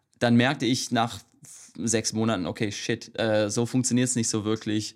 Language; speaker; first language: German; non-native, fluent; English